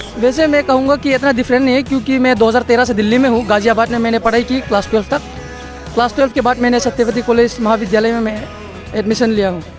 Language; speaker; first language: Hindi; non-native, local second language; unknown